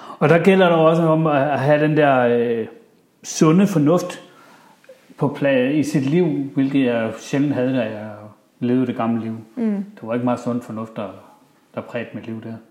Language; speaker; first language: Danish; early bilingual, other home language; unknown